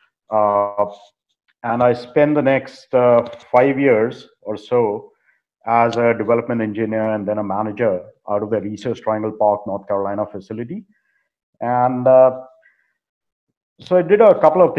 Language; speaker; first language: English; non-native, local second language; Hindi